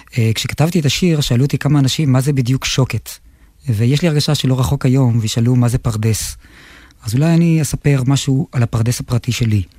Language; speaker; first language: Hebrew; native; Hebrew